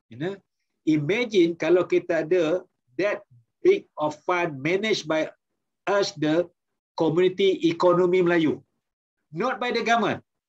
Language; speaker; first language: English; non-native, local second language; Malay